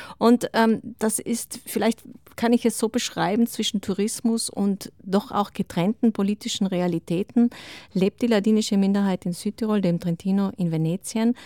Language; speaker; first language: German; native; German